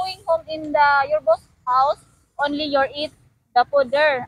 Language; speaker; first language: English; non-native, learner; Cebuano